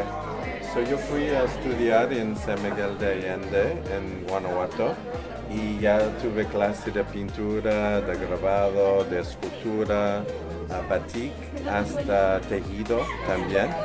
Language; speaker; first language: Spanish; non-native, learner; English